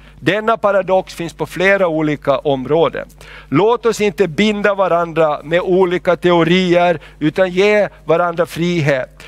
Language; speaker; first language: Swedish; non-native, fluent; Spanish